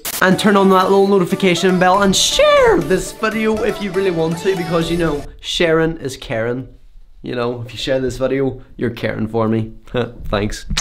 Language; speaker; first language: English; native; English